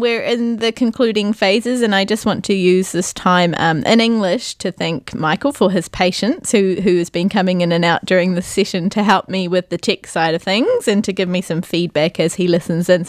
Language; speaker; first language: English; native; English